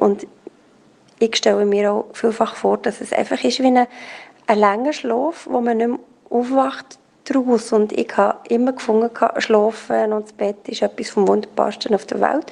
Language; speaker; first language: German; native; German